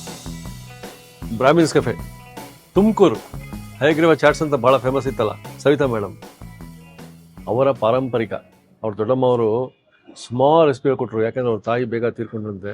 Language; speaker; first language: Kannada; native; Kannada